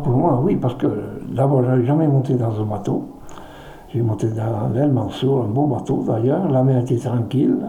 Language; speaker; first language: French; native; French